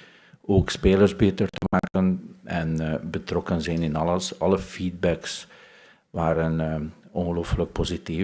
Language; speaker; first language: Dutch; non-native, fluent; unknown